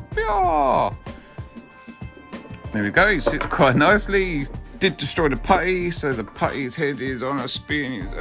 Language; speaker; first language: English; native; English